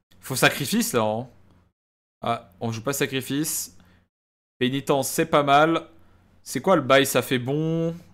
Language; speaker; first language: French; native; French